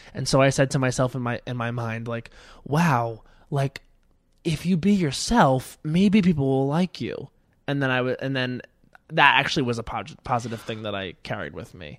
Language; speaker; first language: English; native; English